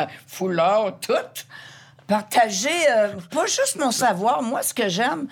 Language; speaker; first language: French; native; French